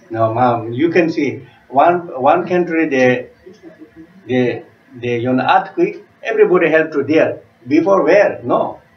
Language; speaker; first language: English; non-native, learner; Tibetan